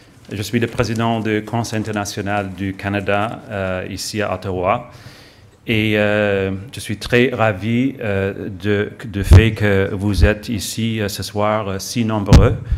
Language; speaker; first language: French; non-native, fluent; English